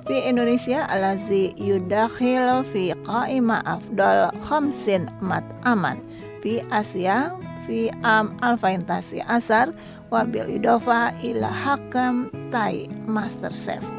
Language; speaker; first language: Arabic; non-native, fluent; Indonesian